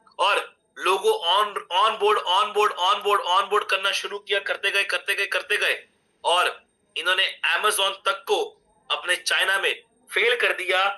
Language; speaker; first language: Hindi; native; Hindi